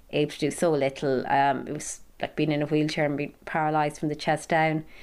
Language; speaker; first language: English; native; English